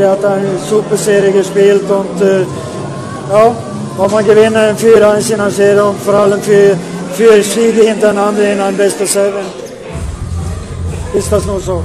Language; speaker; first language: German; non-native, fluent; Swedish